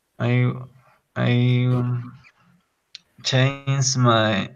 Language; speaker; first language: English; non-native, learner; Spanish